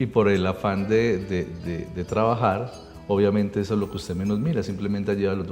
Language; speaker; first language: Spanish; native; Spanish